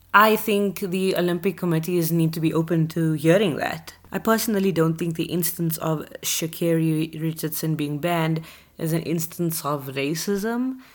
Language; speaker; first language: English; native; English